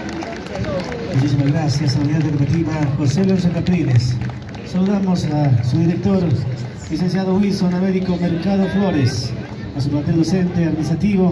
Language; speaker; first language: Spanish; native; Spanish